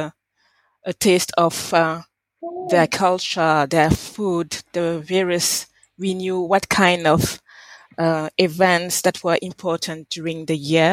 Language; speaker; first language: English; non-native, fluent; French